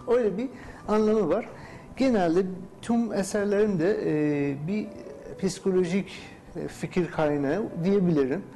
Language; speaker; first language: Turkish; non-native, fluent; Persian